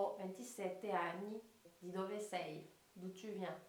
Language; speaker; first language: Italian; non-native, fluent; French